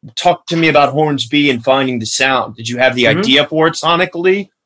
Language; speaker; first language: English; native; English